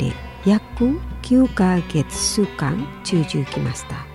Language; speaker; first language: Japanese; non-native, fluent; Indonesian